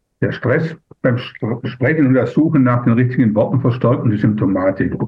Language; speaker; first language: German; native; German